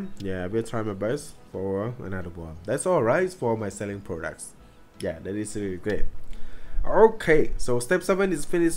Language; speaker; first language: English; non-native, learner; Khmer